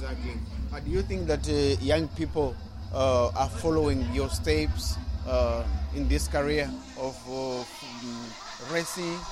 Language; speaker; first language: English; non-native, learner; Portuguese